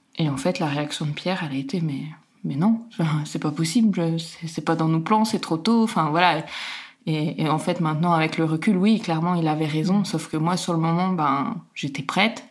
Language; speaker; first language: French; native; French